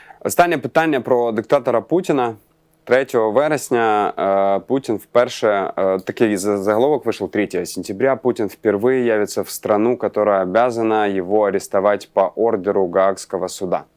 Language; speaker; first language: Ukrainian; non-native, local second language; Russian